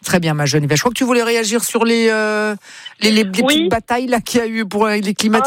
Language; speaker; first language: French; native; French